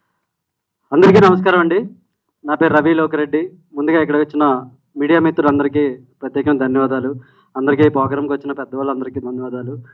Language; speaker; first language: Telugu; native; Telugu